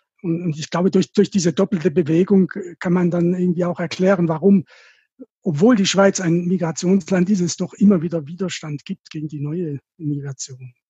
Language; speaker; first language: German; native; German